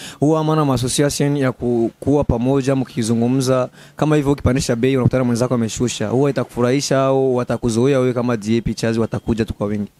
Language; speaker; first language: Swahili; non-native, local second language; Rundi